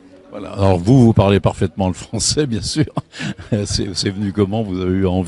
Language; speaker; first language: French; native; French